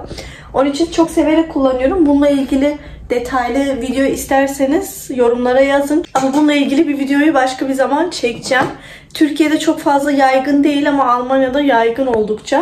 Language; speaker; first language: Turkish; early bilingual, heritage; Turkish